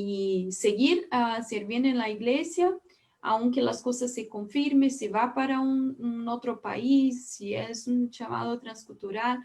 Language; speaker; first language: Spanish; non-native, learner; Portuguese